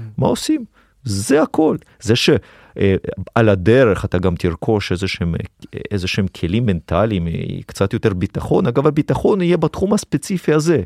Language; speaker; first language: Hebrew; early bilingual, other home language; Russian